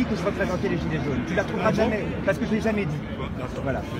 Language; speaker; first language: French; native; French